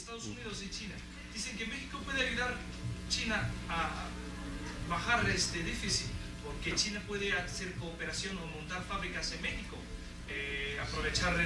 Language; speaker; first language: Spanish; non-native, fluent; Chinese